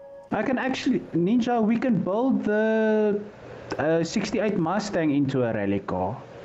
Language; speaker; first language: English; non-native, local second language; Afrikaans